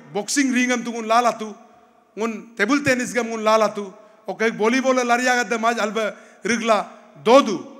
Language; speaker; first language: Hindi; non-native, local second language; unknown